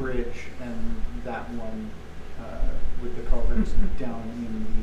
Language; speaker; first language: English; native; English